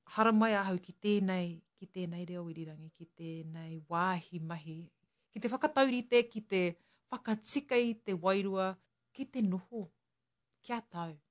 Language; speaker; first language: Māori; non-native, local second language; English